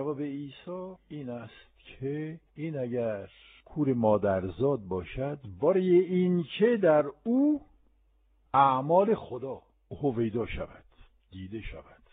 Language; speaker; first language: Persian; non-native, fluent; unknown